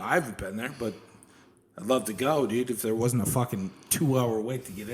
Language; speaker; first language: English; native; English